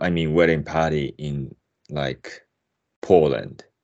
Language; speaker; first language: English; non-native, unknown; Japanese